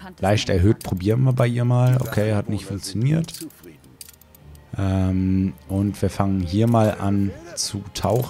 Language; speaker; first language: German; native; German